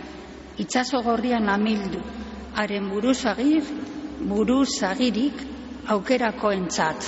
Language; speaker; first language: Basque; native; Basque